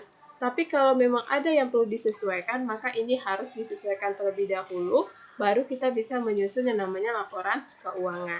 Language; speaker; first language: Indonesian; native; Indonesian